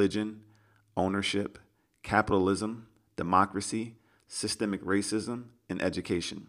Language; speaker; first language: English; native; English